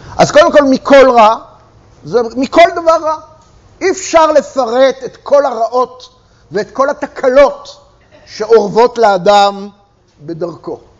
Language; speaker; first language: Hebrew; native; Hebrew